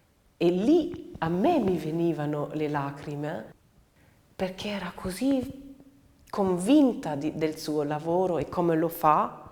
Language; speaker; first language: Italian; non-native, fluent; German